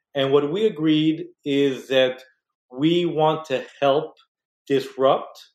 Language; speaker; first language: English; non-native, fluent; Spanish